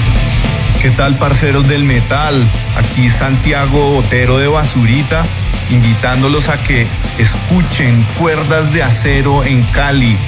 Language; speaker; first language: Spanish; native; Spanish